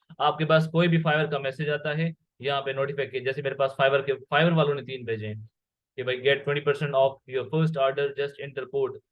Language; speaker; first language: Urdu; non-native, local second language; Sindhi